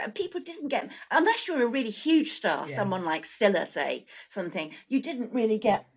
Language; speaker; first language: English; native; English